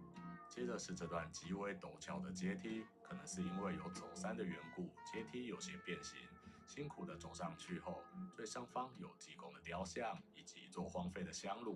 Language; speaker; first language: Chinese; native; Chinese